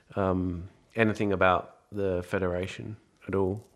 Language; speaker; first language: English; native; English